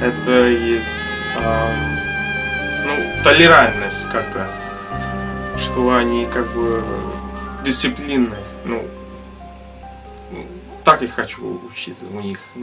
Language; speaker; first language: Russian; non-native, learner; Vietnamese